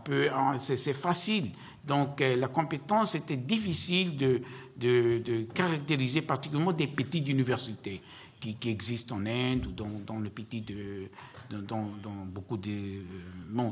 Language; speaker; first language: French; non-native, learner; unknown